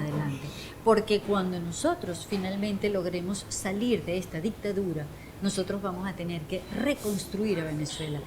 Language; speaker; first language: Spanish; native; Spanish